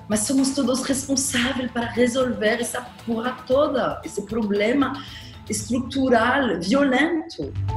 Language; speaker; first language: Portuguese; non-native, fluent; French